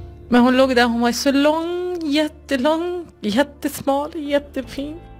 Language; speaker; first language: Swedish; non-native, fluent; Kurdish